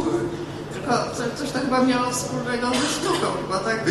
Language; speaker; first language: Polish; native; Polish